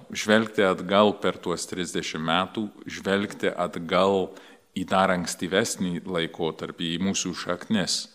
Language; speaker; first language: Lithuanian; early bilingual, heritage; Lithuanian